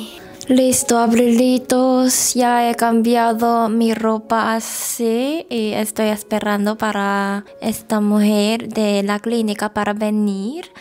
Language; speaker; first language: Spanish; non-native, fluent; Korean